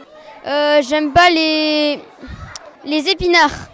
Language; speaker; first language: French; native; French